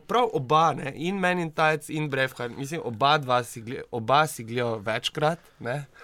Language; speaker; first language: Slovenian; native; Slovenian